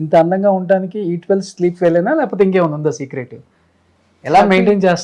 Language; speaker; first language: Telugu; native; Telugu